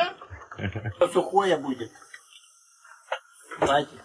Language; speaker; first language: Russian; native; Russian